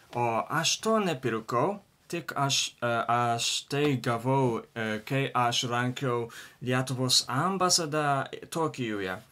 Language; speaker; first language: Lithuanian; non-native, learner; Japanese